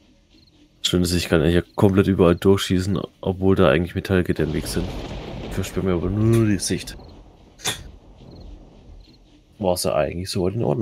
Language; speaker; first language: German; native; German